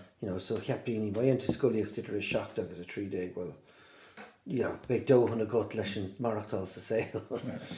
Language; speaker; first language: Irish; native; Irish